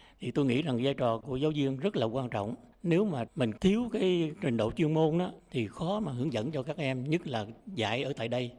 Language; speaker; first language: Vietnamese; native; Vietnamese